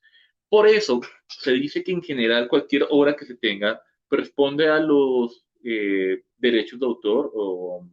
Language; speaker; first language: Spanish; native; Spanish